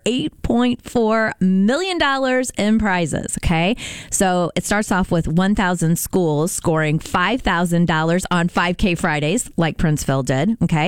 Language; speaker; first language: English; native; English